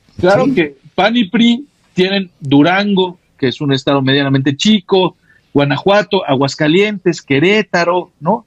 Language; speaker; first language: Spanish; native; Spanish